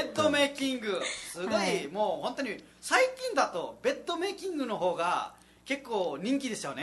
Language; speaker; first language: Japanese; non-native, fluent; Nepali